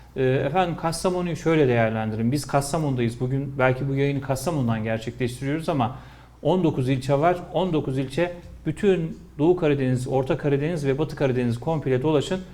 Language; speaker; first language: Turkish; native; Turkish